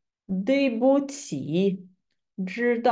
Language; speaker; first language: Chinese; non-native, fluent; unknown